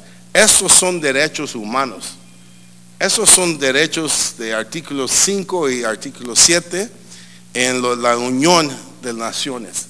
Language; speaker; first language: Spanish; early bilingual, heritage; English